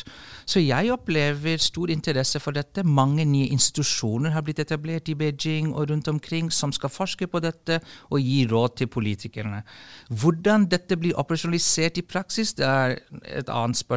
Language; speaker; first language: Norwegian; non-native, fluent; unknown